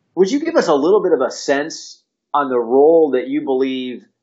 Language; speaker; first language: English; native; English